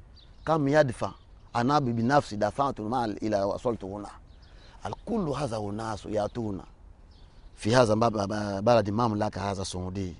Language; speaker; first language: Arabic; non-native, learner; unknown